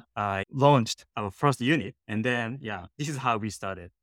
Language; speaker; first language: English; non-native, fluent; Japanese